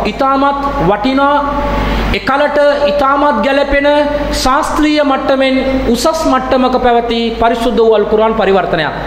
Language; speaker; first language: Sinhala; non-native, local second language; Tamil